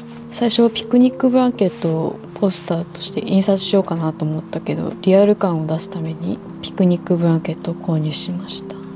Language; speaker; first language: Japanese; early bilingual, other home language; English